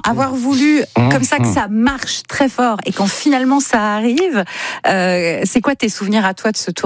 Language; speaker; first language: French; native; French